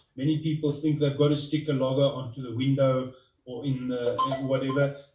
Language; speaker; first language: English; non-native, local second language; Afrikaans